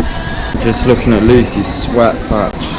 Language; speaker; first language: English; native; English